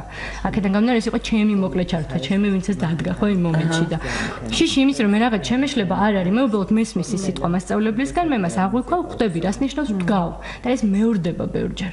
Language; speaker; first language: Georgian; native; Georgian